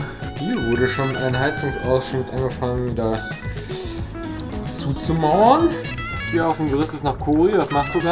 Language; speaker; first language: German; native; German